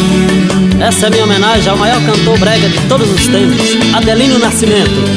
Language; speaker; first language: Portuguese; native; Portuguese